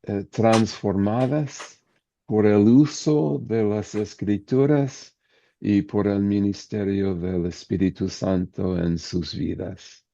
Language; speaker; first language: Spanish; non-native, fluent; English